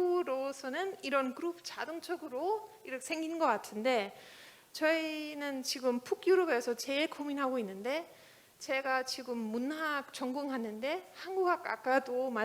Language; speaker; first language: Korean; non-native, fluent; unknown